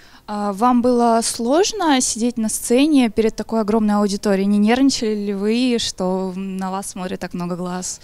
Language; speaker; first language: Russian; native; Russian